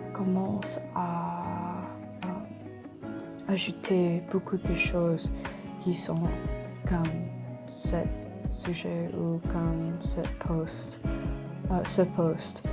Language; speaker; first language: French; non-native, learner; English